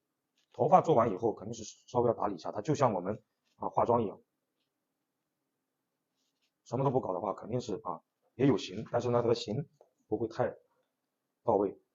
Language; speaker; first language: Chinese; native; Chinese